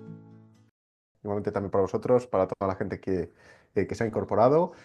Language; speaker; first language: Spanish; native; Spanish